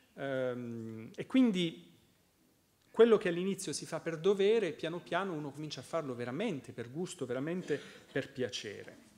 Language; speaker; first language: Italian; native; Italian